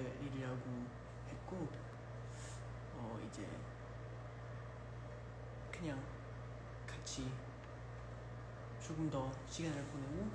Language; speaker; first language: Korean; early bilingual, heritage; English